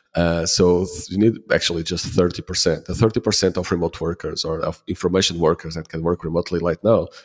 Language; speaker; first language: English; non-native, fluent; Portuguese